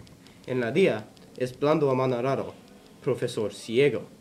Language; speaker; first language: Spanish; non-native, learner; English